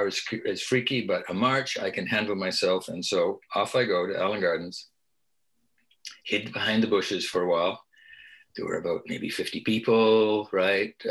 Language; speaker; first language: English; native; English